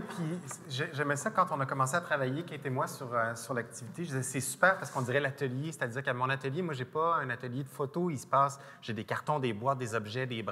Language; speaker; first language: French; native; French